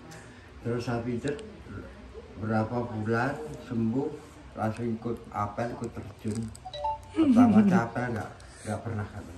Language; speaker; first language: Indonesian; non-native, local second language; Javanese